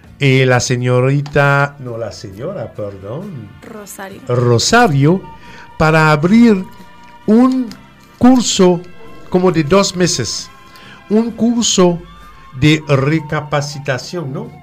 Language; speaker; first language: Spanish; non-native, fluent; French